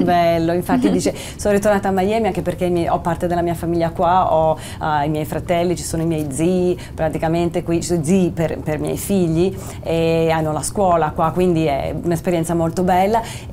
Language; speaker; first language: Italian; native; Italian